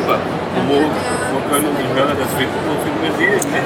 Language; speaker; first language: German; native; German